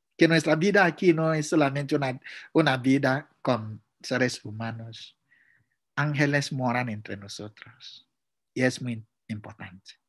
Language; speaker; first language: Spanish; non-native, fluent; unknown